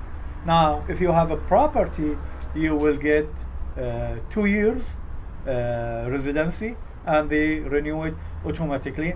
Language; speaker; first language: English; non-native, fluent; Arabic